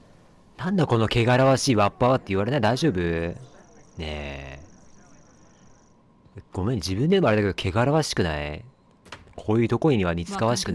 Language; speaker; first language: Japanese; native; Japanese